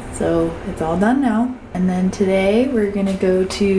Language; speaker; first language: English; native; English